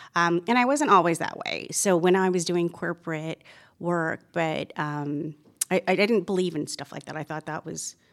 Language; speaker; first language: English; native; English